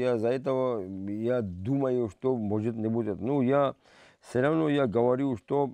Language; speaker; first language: Russian; non-native, local second language; Georgian